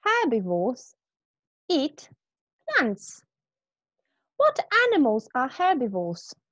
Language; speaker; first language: English; non-native, fluent; Polish